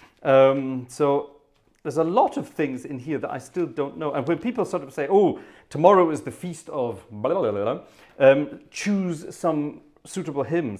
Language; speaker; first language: English; native; English